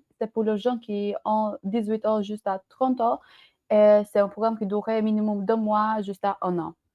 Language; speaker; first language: French; non-native, learner; Albanian